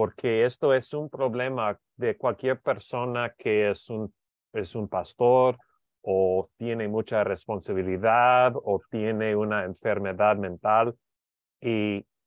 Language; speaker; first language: Spanish; non-native, learner; English